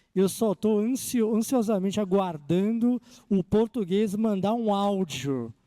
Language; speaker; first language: Portuguese; native; Portuguese